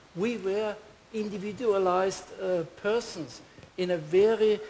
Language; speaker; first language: English; non-native, fluent; German